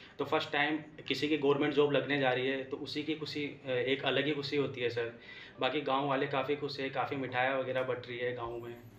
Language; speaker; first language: Hindi; native; Hindi